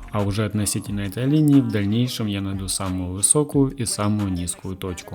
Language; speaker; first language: Russian; native; Russian